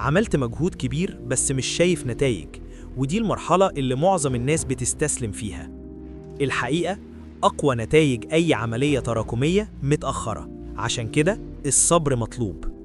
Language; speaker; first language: Arabic; native; Arabic